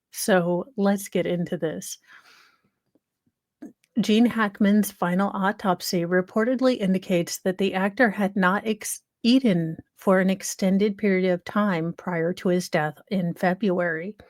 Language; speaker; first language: English; native; English